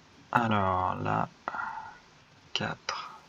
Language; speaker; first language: French; native; French